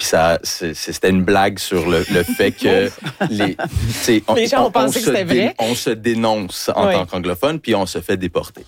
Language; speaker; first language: French; early bilingual, other home language; English